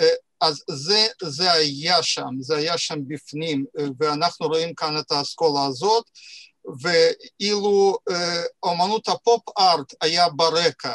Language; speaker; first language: Hebrew; non-native, fluent; Russian